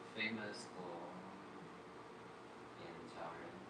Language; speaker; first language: English; non-native, learner; Chinese